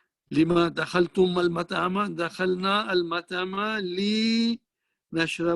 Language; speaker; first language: Arabic; non-native, fluent; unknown